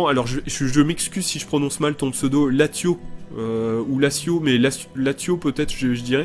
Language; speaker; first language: French; native; French